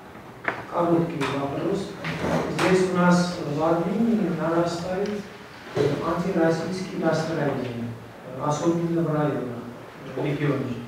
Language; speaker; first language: Russian; non-native, local second language; Armenian